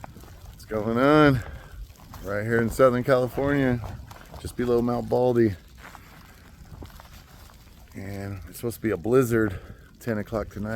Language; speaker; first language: English; native; English